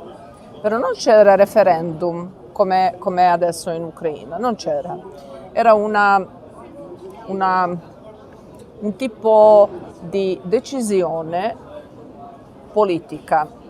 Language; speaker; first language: Italian; non-native, learner; Serbian